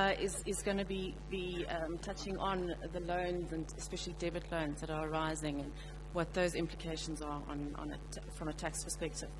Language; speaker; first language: English; native; English